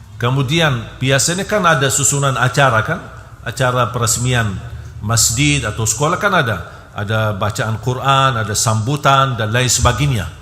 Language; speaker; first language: Indonesian; non-native, fluent; Arabic